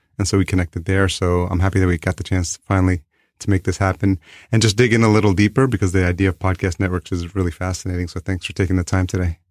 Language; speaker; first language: English; early bilingual, other home language; Spanish